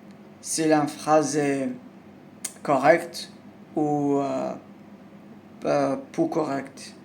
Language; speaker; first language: French; non-native, learner; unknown